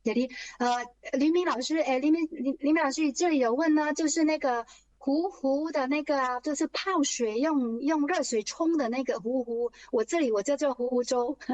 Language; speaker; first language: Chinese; early bilingual, heritage; Chinese